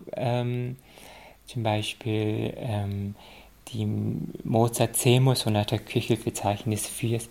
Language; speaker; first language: German; non-native, fluent; Korean